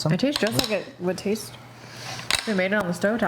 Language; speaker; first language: English; native; English